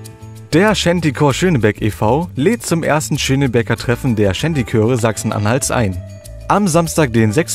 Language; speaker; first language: German; native; German